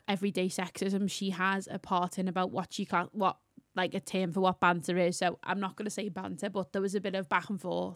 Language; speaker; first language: English; native; English